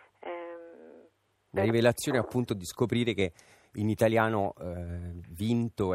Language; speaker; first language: Italian; non-native, fluent; English